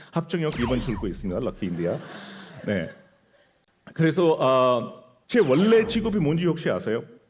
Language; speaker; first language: Korean; non-native, fluent; Hindi